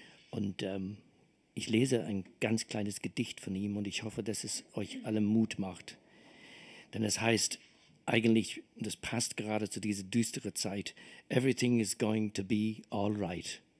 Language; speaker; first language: German; non-native, fluent; English